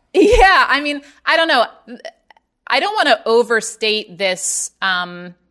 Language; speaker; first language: English; native; English